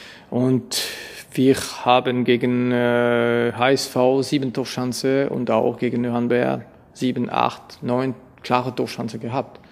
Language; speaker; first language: German; non-native, local second language; French